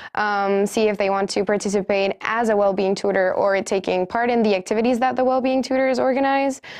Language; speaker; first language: English; non-native, fluent; Spanish